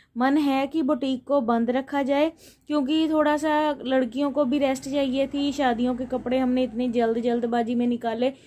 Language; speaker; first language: Hindi; non-native, local second language; Punjabi